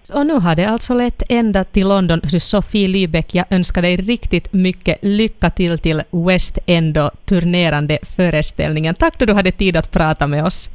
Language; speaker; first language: Swedish; native; Swedish